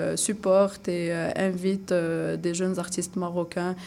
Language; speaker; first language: French; non-native, local second language; Arabic